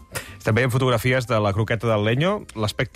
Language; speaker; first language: Catalan; native; Catalan